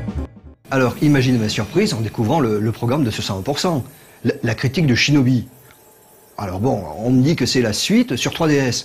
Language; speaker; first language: French; native; French